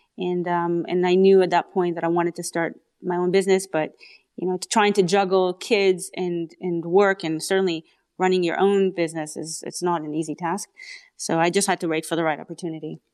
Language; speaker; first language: English; native; English